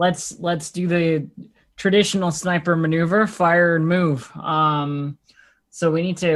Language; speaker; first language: English; native; English